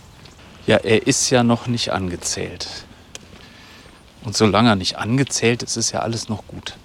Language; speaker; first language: German; native; German